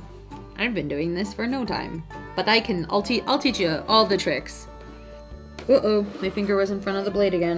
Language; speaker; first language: English; native; English